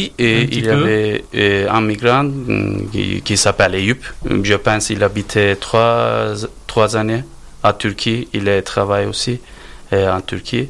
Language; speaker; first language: French; non-native, learner; Turkish